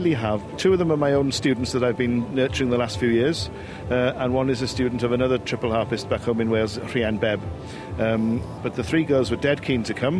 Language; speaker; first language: English; native; English